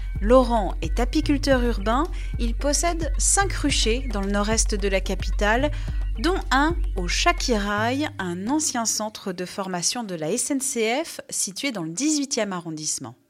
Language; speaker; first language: French; native; French